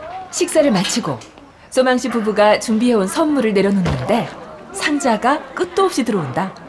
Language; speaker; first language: Korean; native; Korean